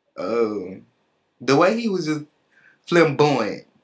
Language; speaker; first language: English; native; English